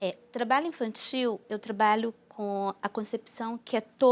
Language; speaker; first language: Portuguese; native; Portuguese